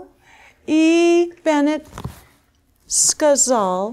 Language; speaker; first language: Russian; non-native, fluent; English